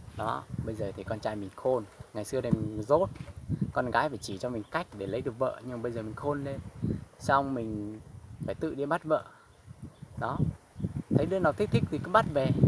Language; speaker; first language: Vietnamese; non-native, local second language; Hmong